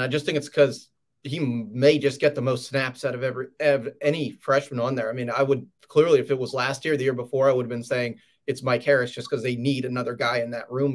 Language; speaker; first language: English; native; English